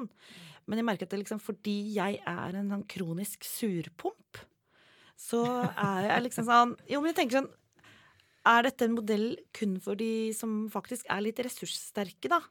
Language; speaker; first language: Norwegian; native; Norwegian